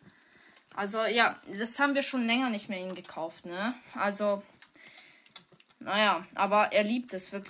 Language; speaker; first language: German; early bilingual, other home language; Hungarian